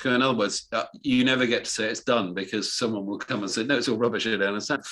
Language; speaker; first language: English; native; English